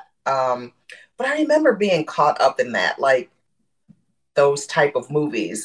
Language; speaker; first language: English; native; English